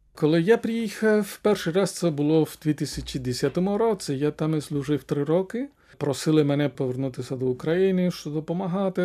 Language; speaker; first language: Ukrainian; non-native, fluent; Spanish